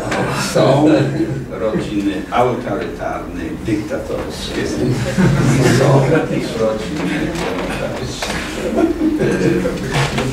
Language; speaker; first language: Polish; non-native, fluent; English